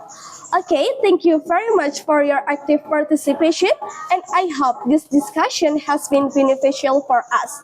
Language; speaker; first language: English; non-native, learner; Indonesian